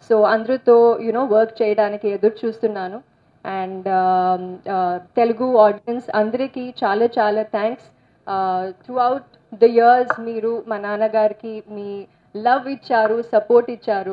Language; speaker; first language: Telugu; non-native, learner; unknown